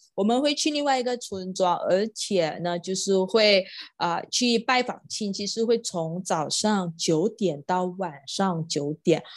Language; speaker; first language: Chinese; non-native, local second language; Malay